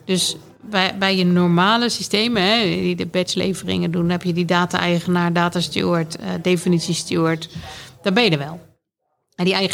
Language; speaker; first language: Dutch; native; Dutch